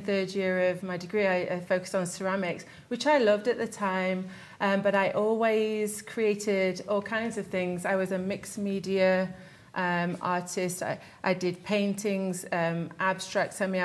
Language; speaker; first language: English; native; English